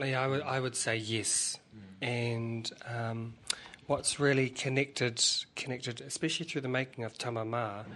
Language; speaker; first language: English; native; English